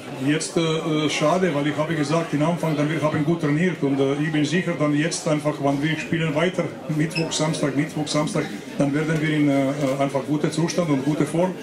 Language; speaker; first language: German; non-native, fluent; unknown